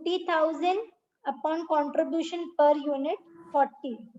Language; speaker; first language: Hindi; native; Hindi